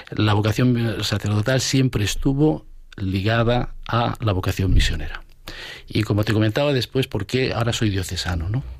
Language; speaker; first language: Spanish; native; Spanish